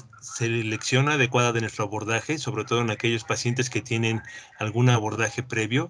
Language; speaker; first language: Spanish; native; Spanish